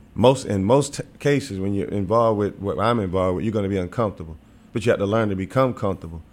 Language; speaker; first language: English; native; English